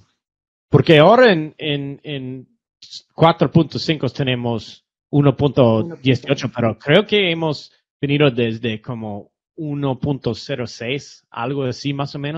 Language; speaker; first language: Spanish; non-native, fluent; English